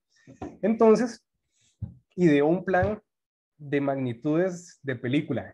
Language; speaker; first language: Spanish; native; Spanish